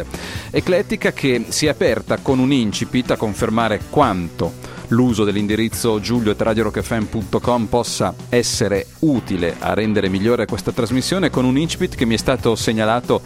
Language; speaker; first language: Italian; native; Italian